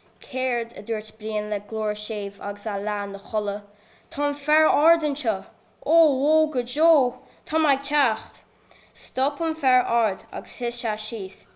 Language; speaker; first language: Irish; native; Irish